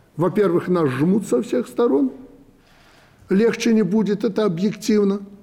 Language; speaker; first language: Russian; native; Russian